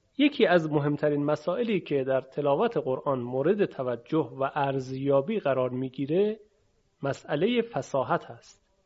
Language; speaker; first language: Persian; native; Persian